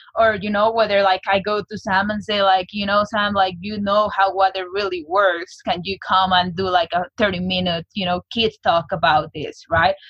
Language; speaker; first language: English; non-native, fluent; Spanish